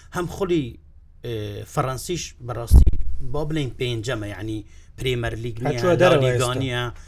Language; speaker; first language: Central Kurdish; non-native, local second language; Kurdish